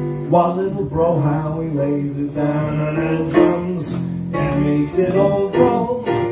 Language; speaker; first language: English; native; English